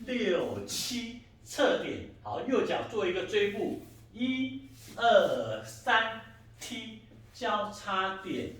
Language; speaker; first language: Chinese; native; Chinese